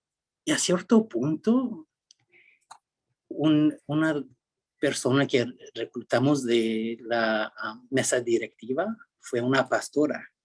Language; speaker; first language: Spanish; early bilingual, heritage; Spanish